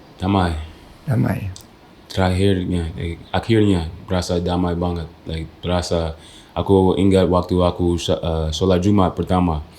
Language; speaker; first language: Indonesian; non-native, fluent; English